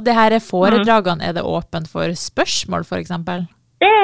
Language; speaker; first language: Norwegian; native; Norwegian